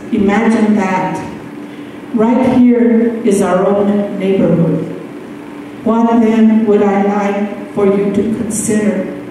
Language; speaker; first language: English; native; English